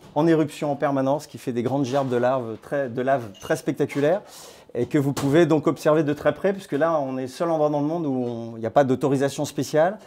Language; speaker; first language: French; native; French